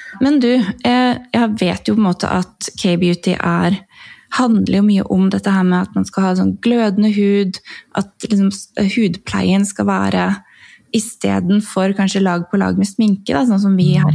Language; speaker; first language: Norwegian; native; Norwegian